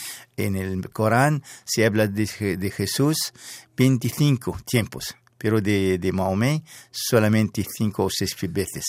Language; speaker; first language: Spanish; non-native, fluent; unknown